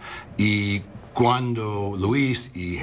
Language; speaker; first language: Spanish; non-native, learner; English